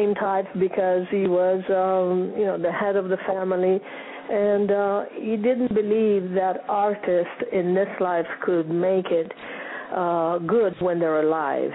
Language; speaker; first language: English; non-native, fluent; Italian